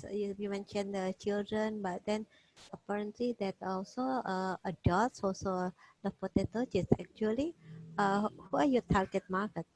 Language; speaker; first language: English; non-native, fluent; Indonesian